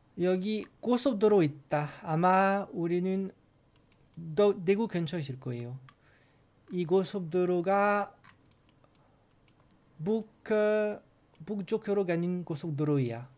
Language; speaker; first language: Korean; non-native, learner; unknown